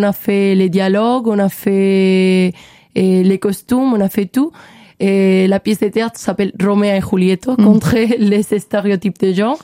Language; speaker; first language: French; non-native, learner; Spanish